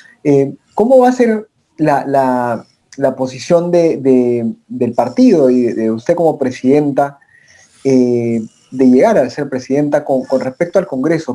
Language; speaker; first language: Spanish; native; Spanish